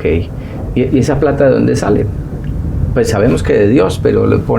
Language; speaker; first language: Spanish; native; Spanish